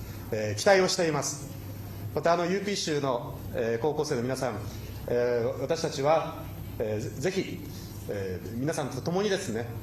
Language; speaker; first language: Japanese; native; Japanese